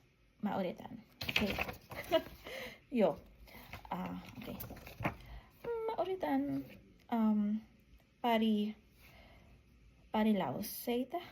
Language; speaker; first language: Finnish; non-native, learner; Filipino